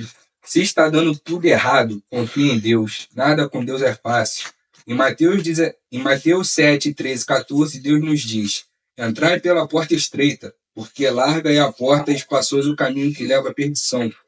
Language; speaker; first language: Portuguese; native; Portuguese